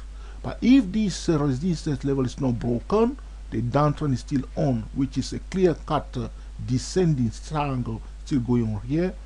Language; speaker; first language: English; non-native, fluent; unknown